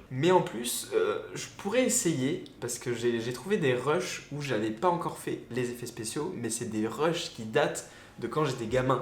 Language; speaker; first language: French; native; French